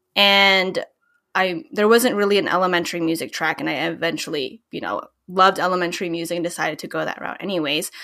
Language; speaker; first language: English; early bilingual, other home language; Filipino